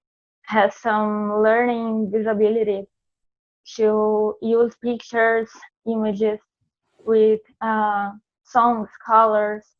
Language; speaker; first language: English; non-native, fluent; Portuguese